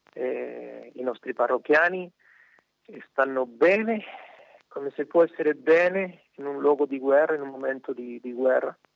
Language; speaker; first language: Italian; non-native, fluent; Spanish